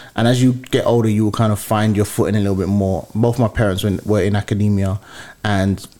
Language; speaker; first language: English; early bilingual, other home language; Yoruba